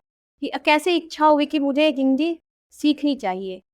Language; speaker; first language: Hindi; native; Hindi